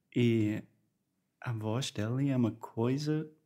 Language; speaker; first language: Portuguese; non-native, fluent; English